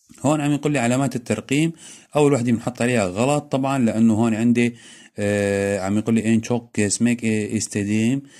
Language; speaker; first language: Arabic; native; Arabic